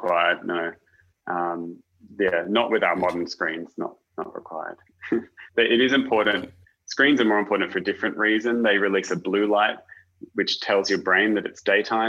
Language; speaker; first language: English; native; English